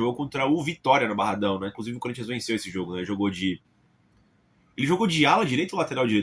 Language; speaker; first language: Portuguese; native; Portuguese